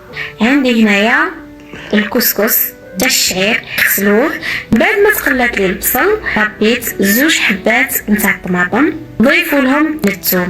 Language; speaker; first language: Arabic; native; Arabic